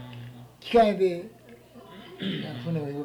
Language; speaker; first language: Japanese; native; Japanese